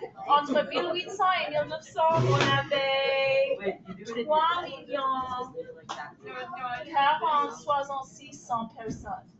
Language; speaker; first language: French; non-native, fluent; English